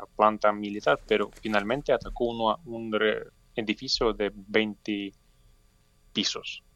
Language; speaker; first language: Spanish; non-native, fluent; Ukrainian